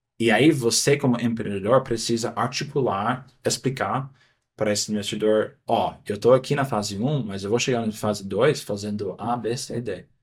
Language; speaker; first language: Portuguese; non-native, fluent; English